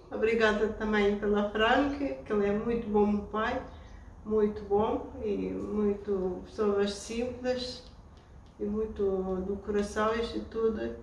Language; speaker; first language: Portuguese; non-native, learner; Ukrainian